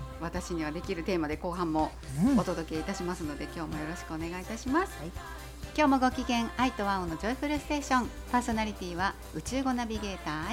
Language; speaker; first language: Japanese; native; Japanese